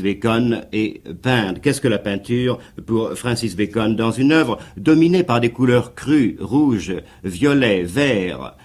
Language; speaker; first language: French; native; French